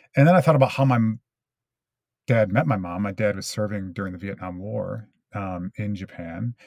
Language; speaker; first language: English; early bilingual, other home language; Japanese